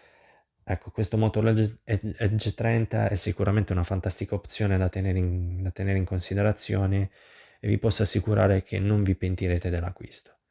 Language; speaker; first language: Italian; native; Italian